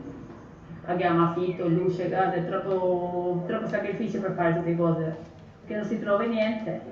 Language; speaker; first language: Italian; non-native, learner; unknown